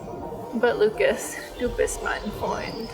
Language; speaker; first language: German; non-native, learner; English